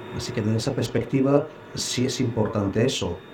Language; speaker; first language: Spanish; non-native, fluent; Bulgarian